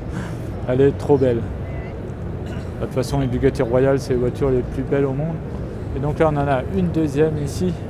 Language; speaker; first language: French; native; French